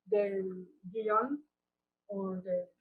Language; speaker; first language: Spanish; non-native, fluent; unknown